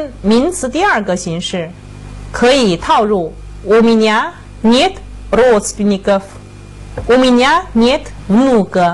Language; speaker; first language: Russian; non-native, fluent; Chinese